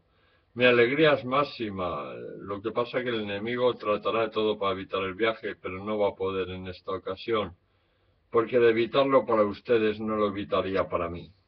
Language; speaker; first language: Spanish; native; Spanish